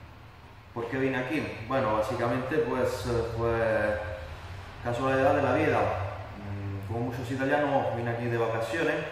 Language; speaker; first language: Spanish; non-native, fluent; Italian